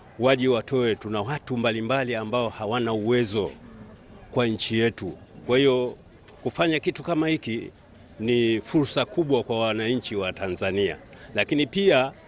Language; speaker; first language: Swahili; native; Swahili